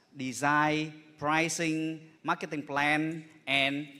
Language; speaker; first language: English; non-native, fluent; Vietnamese